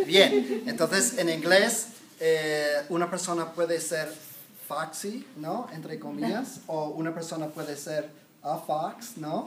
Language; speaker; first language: Spanish; non-native, fluent; English